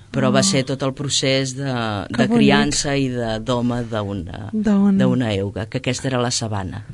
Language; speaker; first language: Catalan; native; Catalan